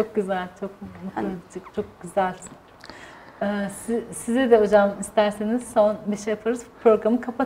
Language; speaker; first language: Turkish; native; Turkish